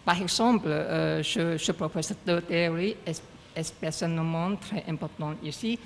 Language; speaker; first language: French; non-native, learner; Chinese